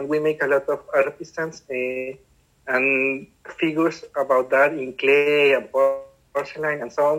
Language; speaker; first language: English; non-native, fluent; Spanish